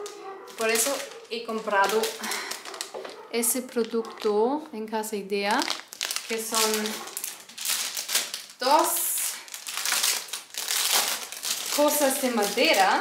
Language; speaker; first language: Spanish; non-native, learner; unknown